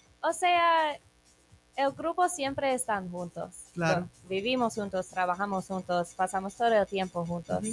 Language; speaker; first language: Spanish; non-native, learner; English